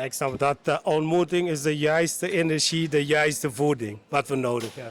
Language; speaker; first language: Dutch; non-native, local second language; Papiamento